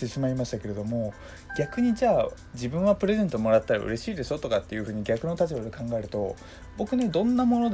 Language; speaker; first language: Japanese; native; Japanese